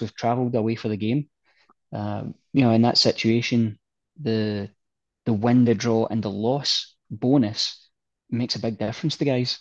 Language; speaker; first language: English; native; English